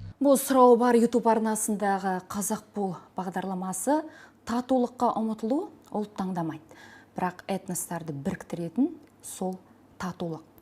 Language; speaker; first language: Kazakh; native; Kazakh